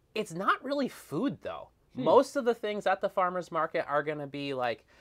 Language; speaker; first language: English; native; English